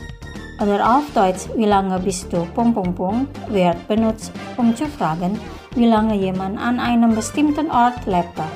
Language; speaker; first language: German; non-native, fluent; Indonesian